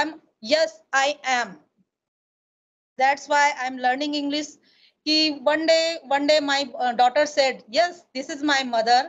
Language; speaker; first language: English; non-native, learner; Hindi